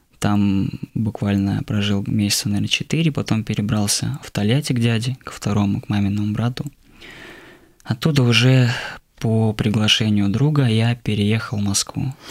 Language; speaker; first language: Russian; native; Russian